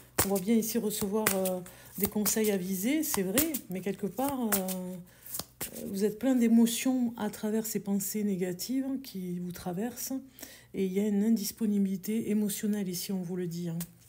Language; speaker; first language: French; native; French